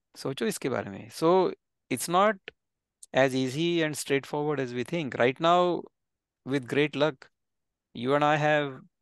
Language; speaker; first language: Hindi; non-native, local second language; Marathi